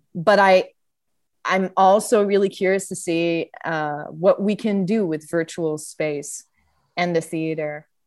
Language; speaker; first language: English; native; English